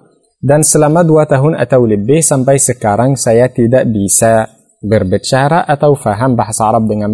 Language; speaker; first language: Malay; non-native, fluent; Arabic